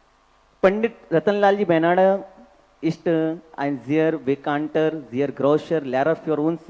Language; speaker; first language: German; non-native, learner; Hindi